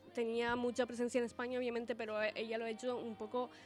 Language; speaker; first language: Spanish; early bilingual, other home language; Italian